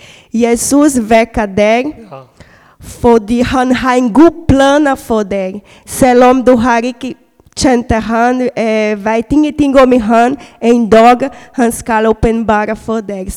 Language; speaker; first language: Norwegian; non-native, learner; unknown